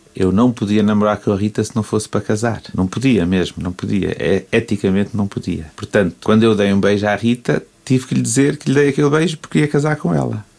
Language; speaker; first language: Portuguese; native; Portuguese